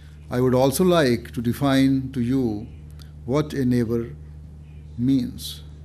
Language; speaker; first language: English; non-native, local second language; Urdu